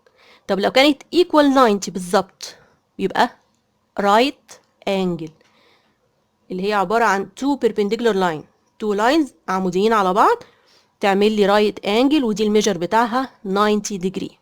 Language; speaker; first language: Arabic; native; Arabic